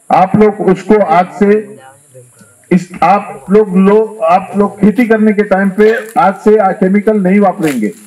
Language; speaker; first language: Hindi; non-native, local second language; Marathi